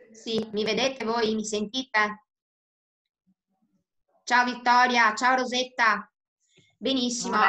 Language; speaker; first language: Italian; native; Italian